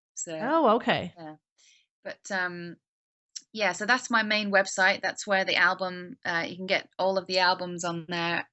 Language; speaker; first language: English; native; English